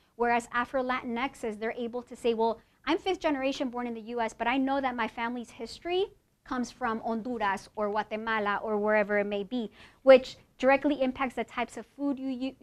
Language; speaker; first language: English; native; English